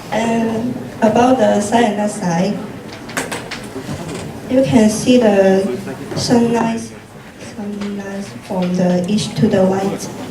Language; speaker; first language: English; non-native, learner; Cantonese